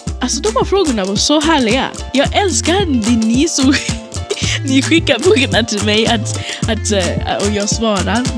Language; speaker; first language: Swedish; non-native, local second language; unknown